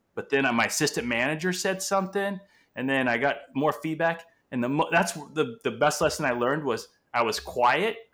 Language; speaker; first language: English; non-native, fluent; Portuguese